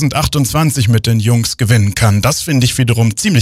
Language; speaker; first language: German; native; German